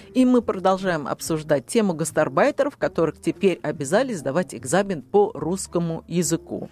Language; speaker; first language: Russian; native; Russian